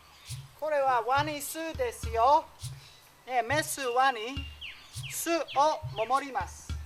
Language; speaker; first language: Japanese; non-native, learner; English